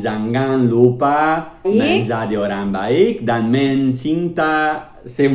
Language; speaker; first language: Indonesian; non-native, learner; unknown